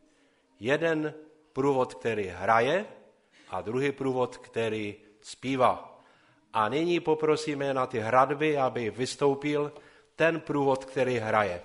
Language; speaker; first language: Czech; non-native, local second language; Polish